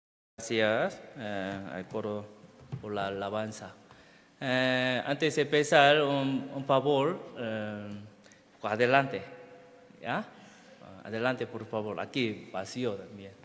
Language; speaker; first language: Spanish; non-native, fluent; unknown